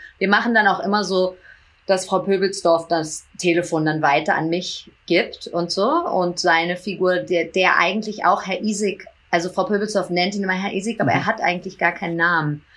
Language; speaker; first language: German; early bilingual, heritage; German